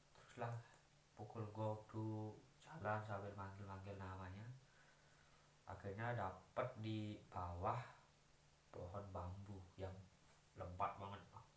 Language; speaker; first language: Indonesian; non-native, local second language; Balinese